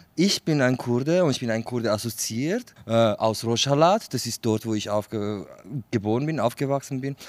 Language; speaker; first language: German; non-native, fluent; Kurdish